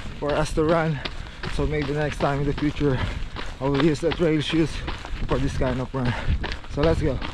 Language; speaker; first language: English; non-native, local second language; Filipino